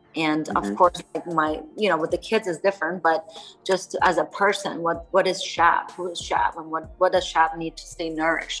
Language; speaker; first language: English; early bilingual, other home language; Persian